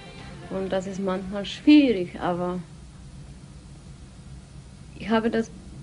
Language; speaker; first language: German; non-native, learner; Polish